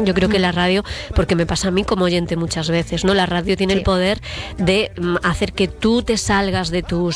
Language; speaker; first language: Spanish; native; Spanish